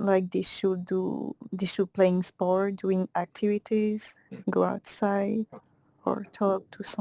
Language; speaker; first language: English; non-native, fluent; Thai